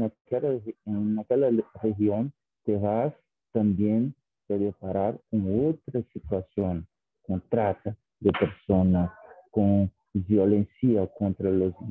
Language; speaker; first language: Spanish; non-native, fluent; Portuguese